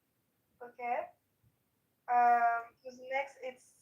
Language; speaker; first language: English; non-native, learner; French